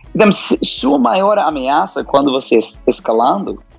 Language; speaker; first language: Portuguese; non-native, fluent; English